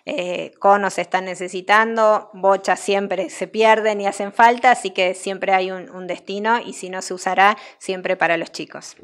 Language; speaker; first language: Spanish; native; Spanish